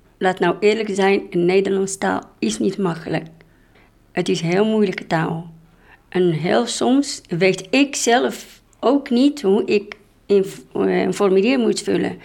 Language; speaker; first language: Dutch; non-native, fluent; Arabic